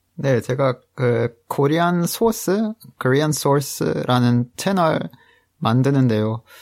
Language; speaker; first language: Korean; non-native, fluent; English